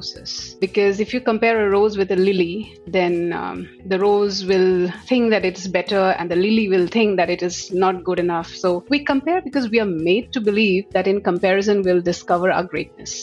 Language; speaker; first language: English; non-native, local second language; Assamese